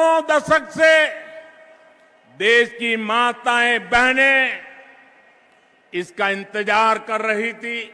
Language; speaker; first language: Hindi; non-native, local second language; Gujarati